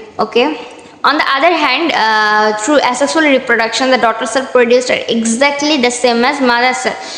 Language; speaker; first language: English; non-native, local second language; Bangla